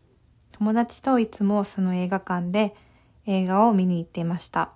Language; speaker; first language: Japanese; early bilingual, heritage; Japanese